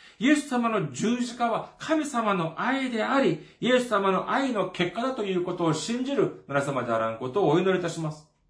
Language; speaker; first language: Japanese; non-native, fluent; Korean